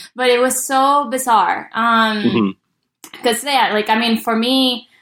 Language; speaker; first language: English; early bilingual, other home language; Spanish